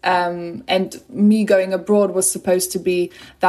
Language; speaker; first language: English; non-native, fluent; Polish